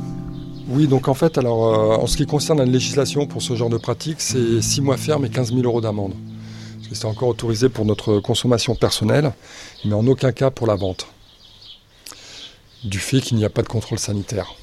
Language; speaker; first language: French; native; French